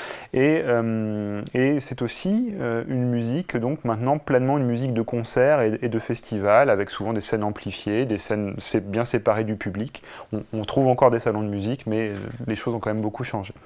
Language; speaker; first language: French; native; French